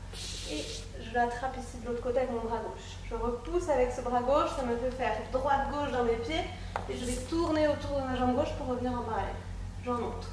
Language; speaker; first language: French; native; French